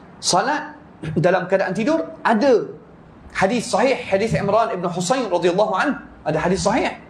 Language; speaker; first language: Malay; non-native, fluent; Arabic